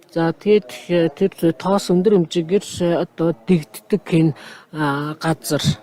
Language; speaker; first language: Mongolian; non-native, fluent; Japanese